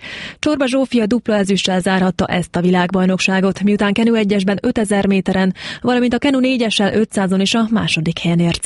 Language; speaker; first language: Hungarian; native; Hungarian